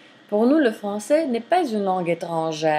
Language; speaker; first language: French; non-native, fluent; English